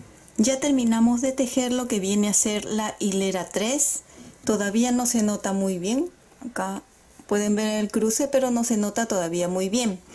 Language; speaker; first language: Spanish; native; Spanish